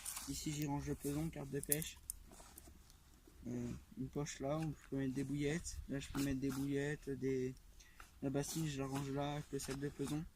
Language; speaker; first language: French; native; French